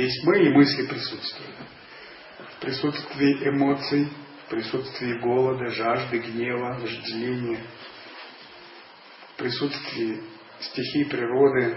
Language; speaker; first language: Russian; native; Russian